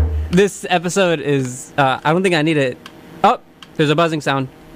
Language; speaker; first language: English; early bilingual, other home language; Spanish